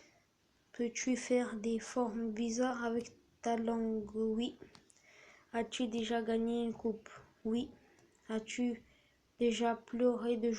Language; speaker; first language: French; native; French